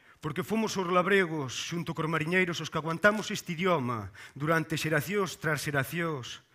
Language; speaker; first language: Galician; native; Galician